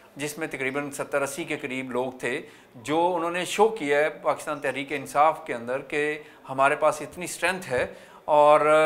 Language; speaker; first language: Urdu; native; Urdu